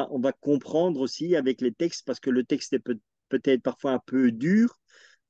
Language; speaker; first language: French; native; French